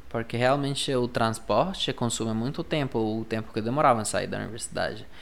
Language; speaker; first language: Portuguese; non-native, fluent; Spanish